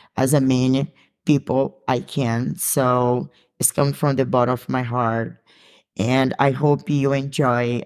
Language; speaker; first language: English; non-native, learner; Portuguese